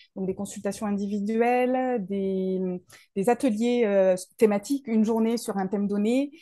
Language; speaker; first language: French; native; French